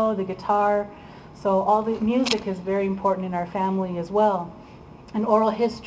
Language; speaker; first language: English; early bilingual, other home language; Spanish